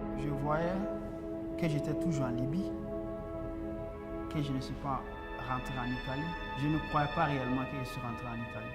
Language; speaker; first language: French; non-native, local second language; Bambara